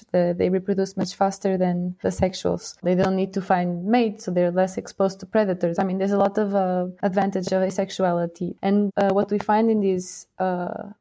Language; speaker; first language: English; non-native, fluent; Portuguese